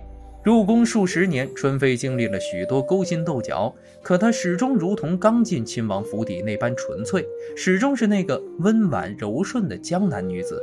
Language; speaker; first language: Chinese; native; Chinese